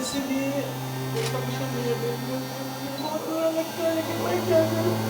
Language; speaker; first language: Hindi; native; Hindi